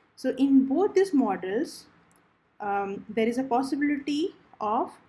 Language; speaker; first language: English; non-native, local second language; Odia